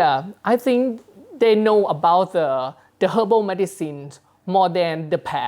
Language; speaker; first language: English; non-native, learner; Thai